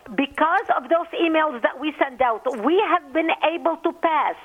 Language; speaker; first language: English; non-native, fluent; Arabic